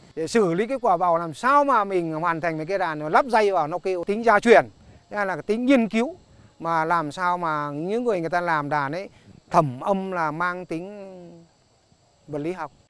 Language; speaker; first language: Vietnamese; non-native, local second language; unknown